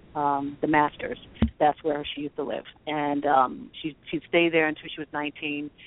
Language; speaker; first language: English; native; English